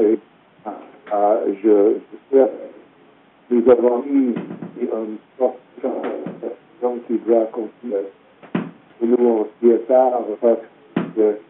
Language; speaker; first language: French; non-native, fluent; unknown